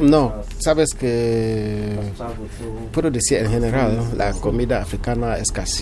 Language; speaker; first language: Spanish; non-native, fluent; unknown